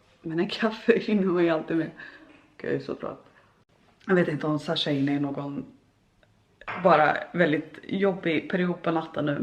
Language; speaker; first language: Swedish; native; Swedish